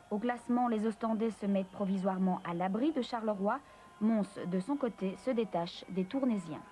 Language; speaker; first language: French; native; French